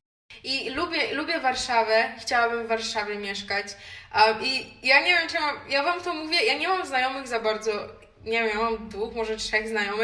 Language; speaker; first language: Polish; early bilingual, heritage; Polish